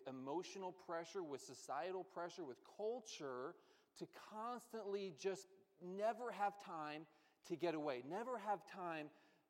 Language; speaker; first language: English; native; English